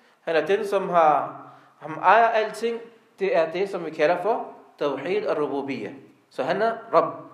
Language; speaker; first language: Danish; early bilingual, other home language; Arabic